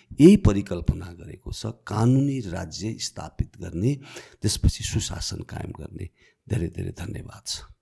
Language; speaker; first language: Nepali; native; Nepali